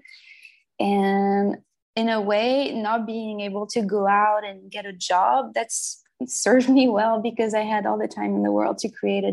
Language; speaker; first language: English; non-native, fluent; French